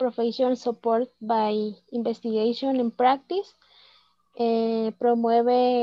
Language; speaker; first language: English; non-native, fluent; Spanish